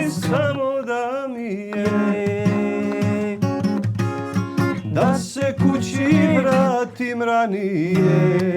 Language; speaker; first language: Bosnian; native; Bosnian